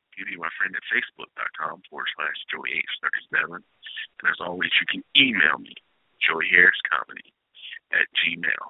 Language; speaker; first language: English; native; English